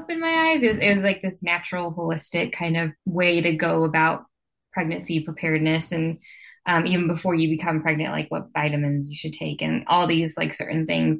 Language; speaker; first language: English; native; English